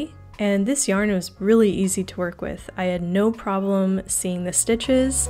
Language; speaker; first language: English; native; English